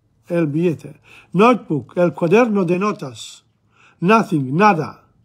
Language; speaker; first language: Spanish; non-native, learner; Italian